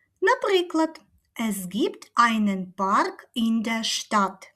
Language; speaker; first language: German; non-native, fluent; Ukrainian